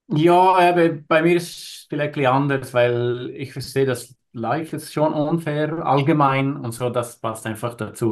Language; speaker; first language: German; non-native, learner; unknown